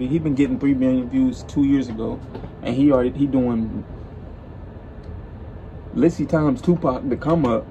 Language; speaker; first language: English; native; English